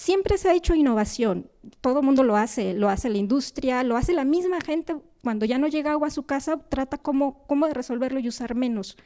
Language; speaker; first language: Spanish; native; Spanish